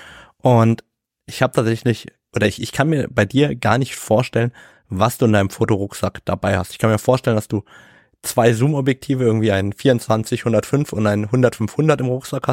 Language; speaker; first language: German; native; German